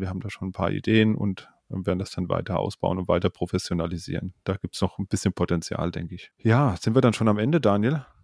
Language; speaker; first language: German; native; German